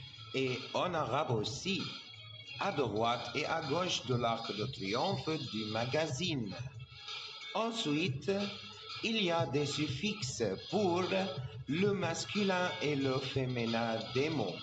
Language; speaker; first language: French; non-native, learner; Arabic